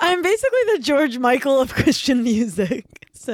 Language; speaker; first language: English; native; English